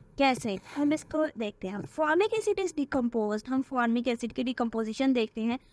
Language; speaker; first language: Hindi; native; Hindi